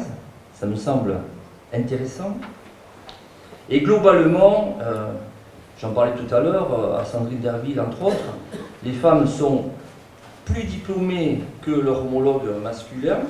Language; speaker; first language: French; native; French